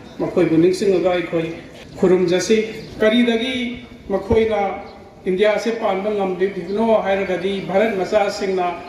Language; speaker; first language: Manipuri; native; Manipuri